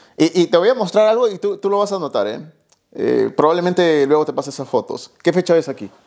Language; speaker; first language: Spanish; native; Spanish